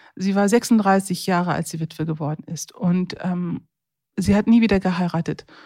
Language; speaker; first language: German; early bilingual, other home language; Turkish